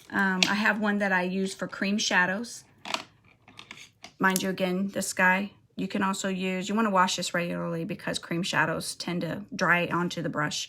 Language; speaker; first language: English; native; English